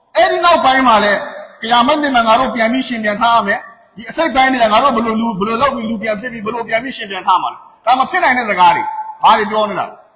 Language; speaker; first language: Burmese; native; Burmese